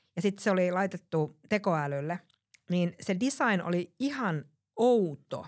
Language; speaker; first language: Finnish; early bilingual, heritage; Finnish